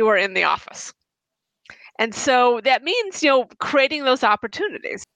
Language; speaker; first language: English; native; English